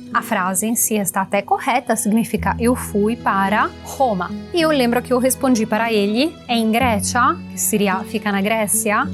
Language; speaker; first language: Portuguese; non-native, fluent; Italian